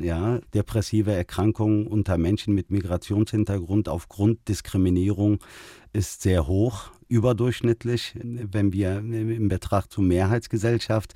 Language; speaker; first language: German; early bilingual, other home language; Turkish